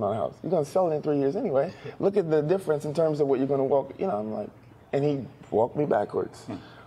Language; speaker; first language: English; native; English